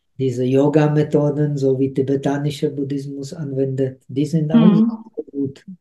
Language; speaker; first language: German; non-native, fluent; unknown